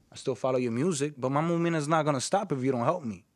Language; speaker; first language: English; early bilingual, other home language; Spanish